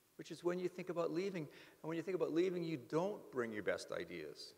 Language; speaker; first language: English; native; English